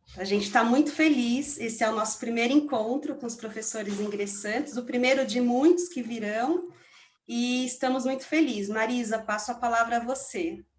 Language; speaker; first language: Portuguese; native; Portuguese